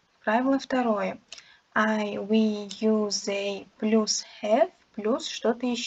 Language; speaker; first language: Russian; non-native, local second language; Uzbek